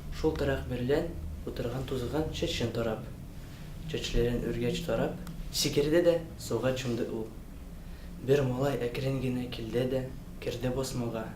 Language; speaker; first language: Tatar; non-native, learner; Russian